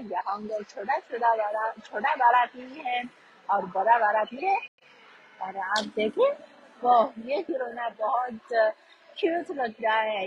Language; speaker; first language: Urdu; non-native, fluent; Chinese